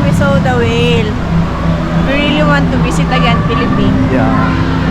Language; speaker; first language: English; non-native, learner; Filipino